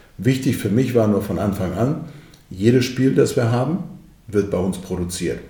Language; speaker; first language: German; early bilingual, other home language; Croatian